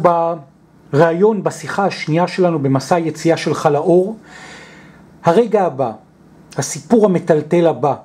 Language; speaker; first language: Hebrew; native; Hebrew